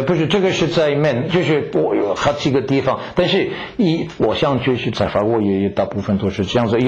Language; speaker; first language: Chinese; non-native, fluent; French